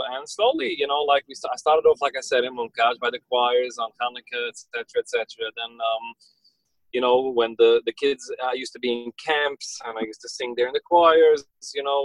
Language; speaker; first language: English; early bilingual, other home language; Yiddish